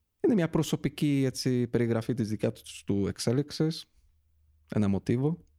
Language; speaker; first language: Greek; early bilingual, other home language; Polish